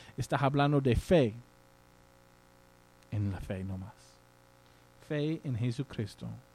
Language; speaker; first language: Spanish; non-native, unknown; English